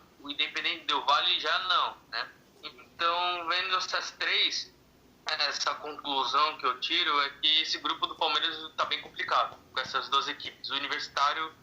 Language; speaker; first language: Portuguese; native; Portuguese